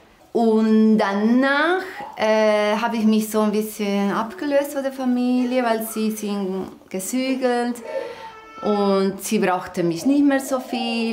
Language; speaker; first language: German; non-native, fluent; Spanish